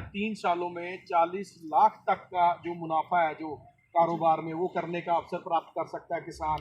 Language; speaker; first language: Hindi; non-native, local second language; Punjabi